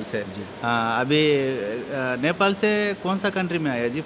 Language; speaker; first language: Hindi; non-native, local second language; Telugu